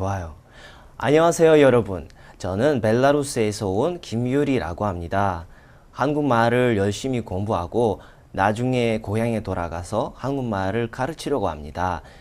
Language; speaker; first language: Korean; non-native, learner; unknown